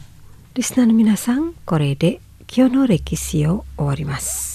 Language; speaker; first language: Japanese; non-native, fluent; Indonesian